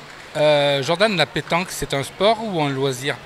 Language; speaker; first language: French; native; French